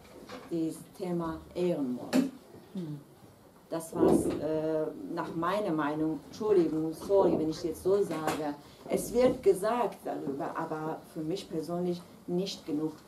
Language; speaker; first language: German; non-native, fluent; Kurdish